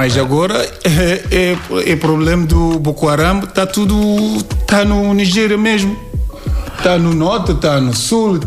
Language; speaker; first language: Portuguese; non-native, learner; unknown